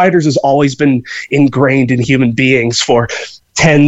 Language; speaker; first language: English; native; English